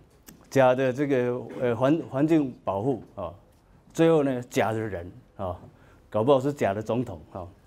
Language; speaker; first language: Chinese; native; Chinese